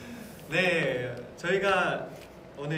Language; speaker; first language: Korean; native; Korean